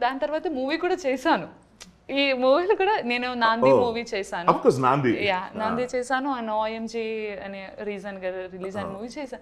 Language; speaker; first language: Telugu; non-native, learner; Malayalam